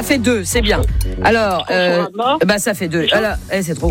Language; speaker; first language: French; native; French